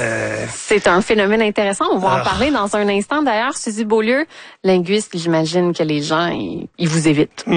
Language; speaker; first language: French; native; French